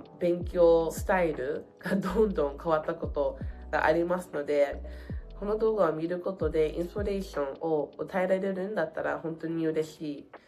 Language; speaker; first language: Japanese; non-native, fluent; English